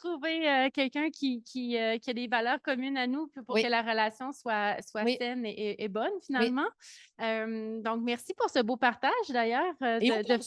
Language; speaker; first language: French; native; French